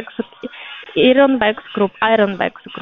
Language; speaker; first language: German; non-native, learner; Lithuanian